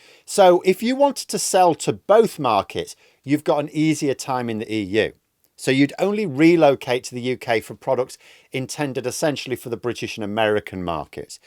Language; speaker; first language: English; native; English